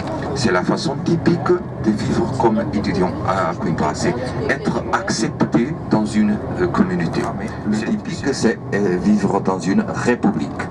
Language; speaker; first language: French; non-native, fluent; Portuguese